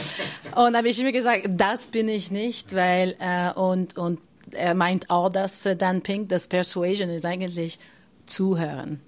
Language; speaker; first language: German; non-native, learner; French